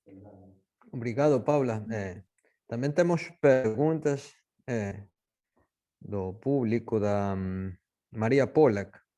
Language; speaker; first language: Portuguese; non-native, fluent; Spanish